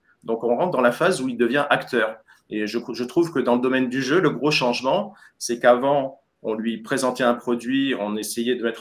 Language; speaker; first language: French; native; French